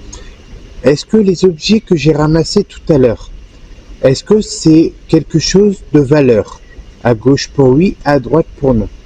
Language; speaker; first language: French; native; French